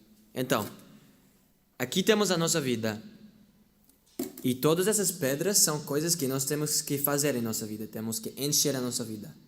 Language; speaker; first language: Portuguese; non-native, fluent; English